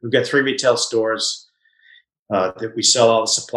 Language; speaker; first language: English; native; English